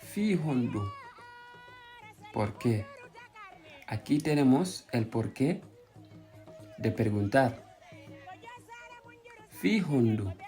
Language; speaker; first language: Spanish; non-native, fluent; Fula